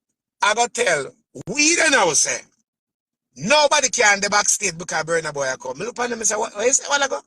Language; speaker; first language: English; native; English